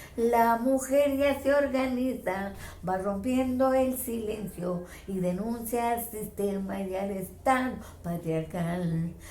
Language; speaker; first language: Spanish; non-native, local second language; Quechua